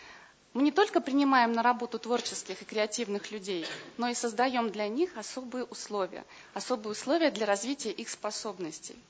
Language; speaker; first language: Russian; native; Russian